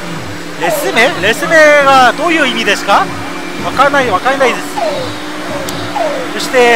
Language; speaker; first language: Japanese; non-native, learner; Korean